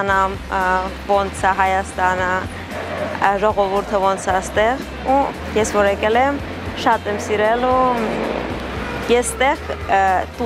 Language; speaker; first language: Armenian; non-native, learner; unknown